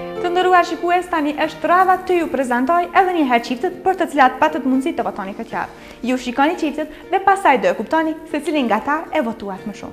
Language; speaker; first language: Albanian; native; Albanian